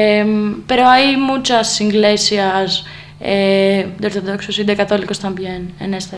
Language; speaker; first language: Spanish; non-native, learner; Greek